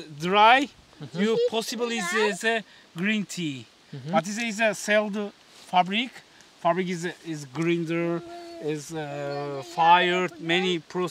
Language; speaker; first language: English; non-native, learner; Turkish